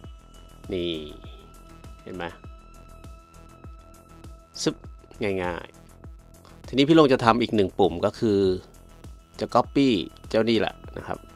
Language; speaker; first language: Thai; native; Thai